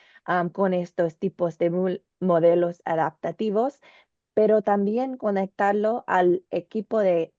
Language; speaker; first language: Spanish; non-native, learner; English